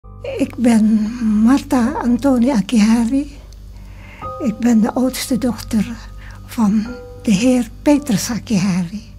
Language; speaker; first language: Dutch; early bilingual, other home language; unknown